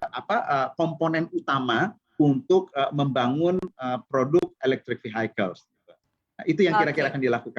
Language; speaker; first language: Indonesian; native; Indonesian